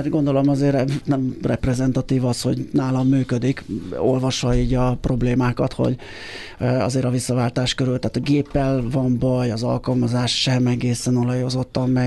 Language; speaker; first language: Hungarian; native; Hungarian